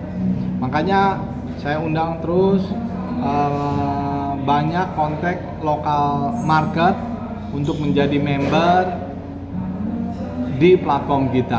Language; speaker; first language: Indonesian; native; Indonesian